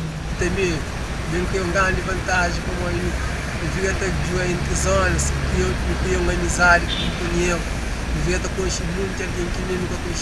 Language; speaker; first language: Portuguese; non-native, learner; Kabuverdianu